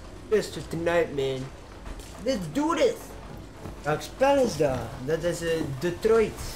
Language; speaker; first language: English; non-native, learner; Dutch